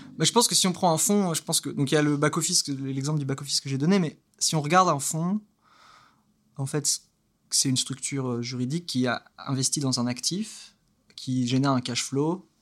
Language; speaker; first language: French; native; French